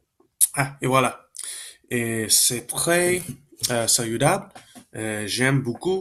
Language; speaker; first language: French; non-native, learner; Spanish